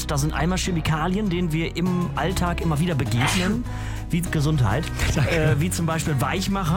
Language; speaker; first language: German; native; German